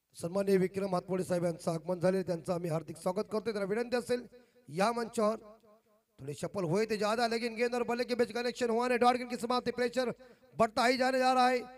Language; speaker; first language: Hindi; non-native, local second language; Marathi